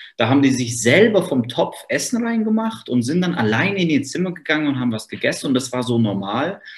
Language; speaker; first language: German; native; German